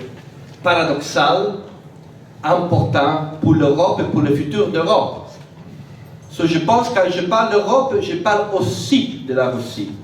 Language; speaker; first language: French; non-native, fluent; Italian